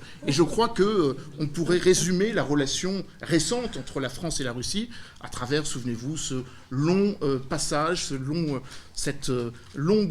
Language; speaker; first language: French; native; French